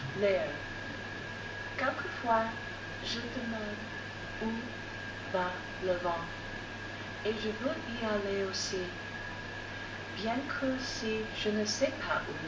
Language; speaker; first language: French; non-native, fluent; English